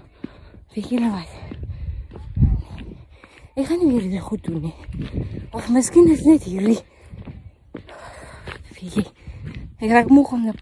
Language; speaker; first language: Dutch; non-native, learner; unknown